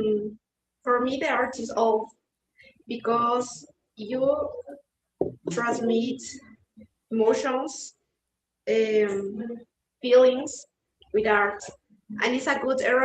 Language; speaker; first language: English; non-native, learner; Spanish